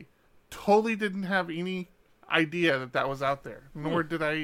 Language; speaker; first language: English; native; English